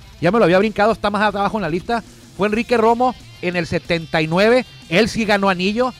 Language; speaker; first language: Spanish; native; Spanish